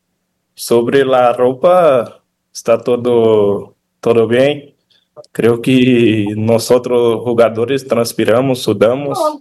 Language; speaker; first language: Spanish; non-native, fluent; Portuguese